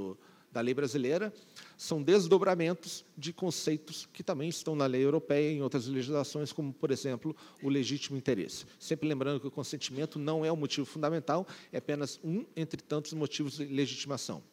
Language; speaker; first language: Portuguese; native; Portuguese